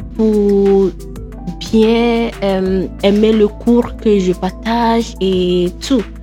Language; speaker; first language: French; non-native, fluent; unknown